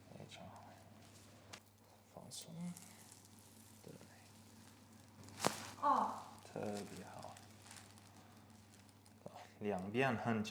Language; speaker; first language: Chinese; non-native, learner; English